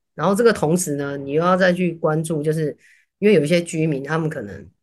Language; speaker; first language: Chinese; native; Chinese